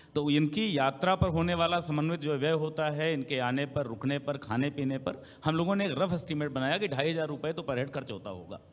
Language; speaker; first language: Hindi; native; Hindi